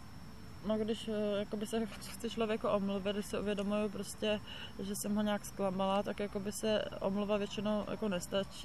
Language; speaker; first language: Czech; native; Czech